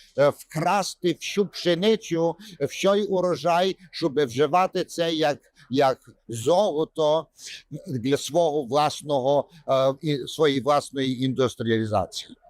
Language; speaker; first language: Ukrainian; early bilingual, heritage; Ukrainian